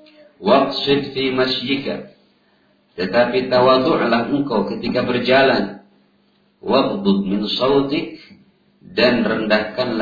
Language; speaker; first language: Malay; non-native, local second language; Sundanese